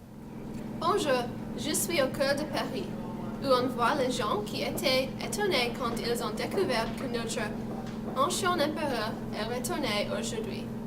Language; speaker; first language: French; non-native, learner; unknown